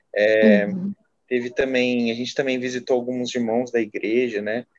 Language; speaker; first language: Portuguese; native; Portuguese